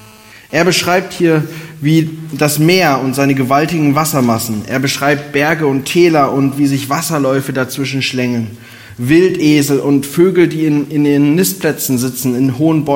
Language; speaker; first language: German; native; German